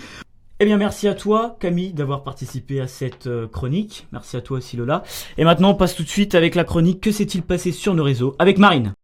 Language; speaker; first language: French; native; French